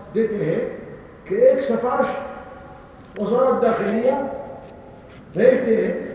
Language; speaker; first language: Urdu; non-native, learner; Arabic